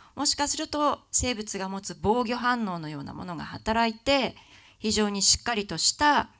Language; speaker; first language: Japanese; native; Japanese